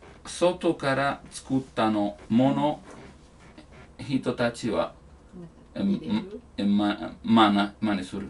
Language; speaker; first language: Japanese; non-native, learner; Italian